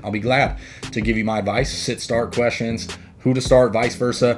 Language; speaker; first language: English; native; English